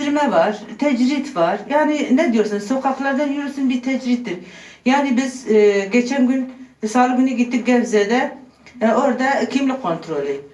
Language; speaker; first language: Turkish; non-native, local second language; Kurdish